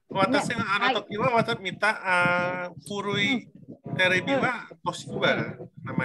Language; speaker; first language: Japanese; non-native, learner; Indonesian